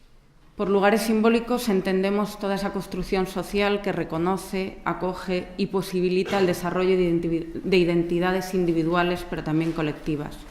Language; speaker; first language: Spanish; native; Spanish